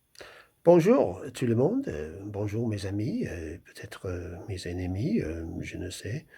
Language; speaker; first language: French; non-native, fluent; English